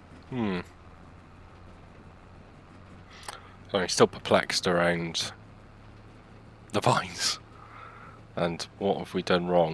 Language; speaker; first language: English; native; English